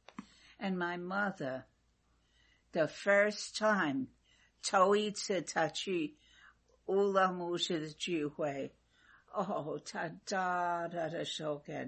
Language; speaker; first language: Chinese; non-native, fluent; English